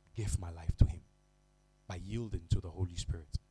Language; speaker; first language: English; non-native, local second language; Ga